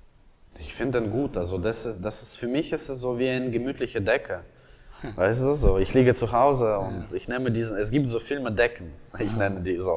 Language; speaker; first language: German; non-native, fluent; Russian